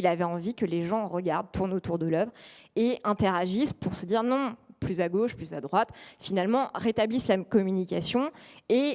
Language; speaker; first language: French; native; French